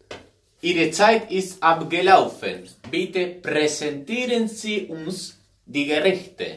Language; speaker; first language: German; non-native, learner; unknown